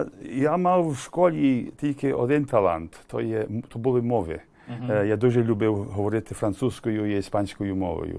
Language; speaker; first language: Ukrainian; early bilingual, heritage; English